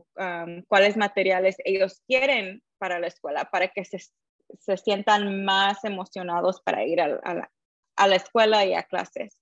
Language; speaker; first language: Spanish; early bilingual, heritage; Spanish